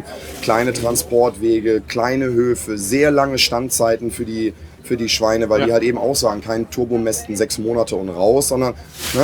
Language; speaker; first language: German; native; German